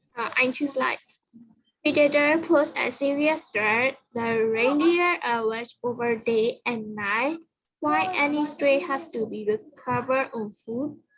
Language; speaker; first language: English; non-native, learner; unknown